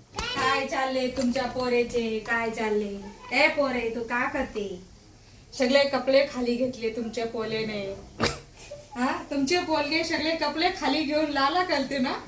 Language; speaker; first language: Marathi; non-native, local second language; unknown